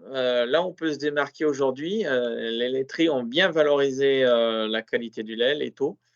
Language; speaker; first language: French; native; French